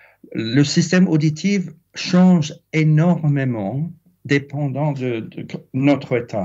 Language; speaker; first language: French; non-native, fluent; English